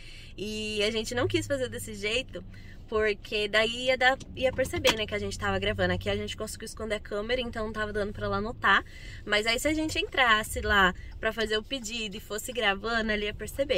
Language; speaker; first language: Portuguese; native; Portuguese